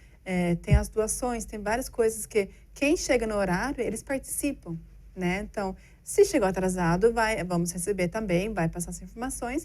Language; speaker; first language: Portuguese; non-native, fluent; Norwegian